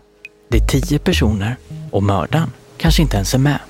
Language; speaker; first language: Swedish; native; Swedish